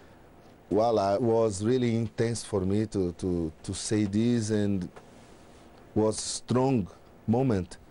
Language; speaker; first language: English; non-native, learner; Portuguese